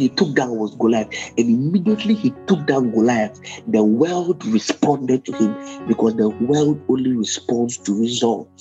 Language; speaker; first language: English; non-native, local second language; Akan